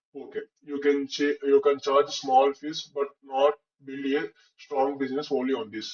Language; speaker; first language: English; non-native, local second language; Telugu